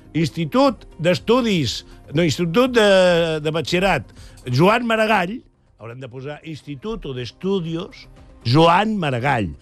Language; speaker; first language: Catalan; native; Catalan